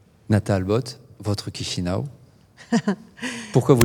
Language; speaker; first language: French; native; French